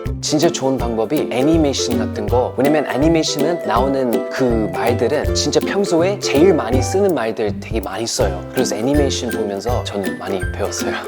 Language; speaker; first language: Korean; non-native, fluent; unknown